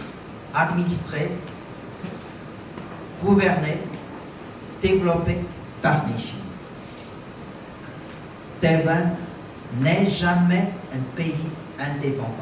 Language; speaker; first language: French; non-native, fluent; Chinese